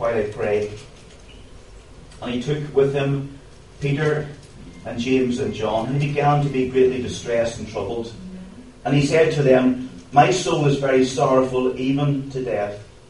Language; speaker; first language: English; native; English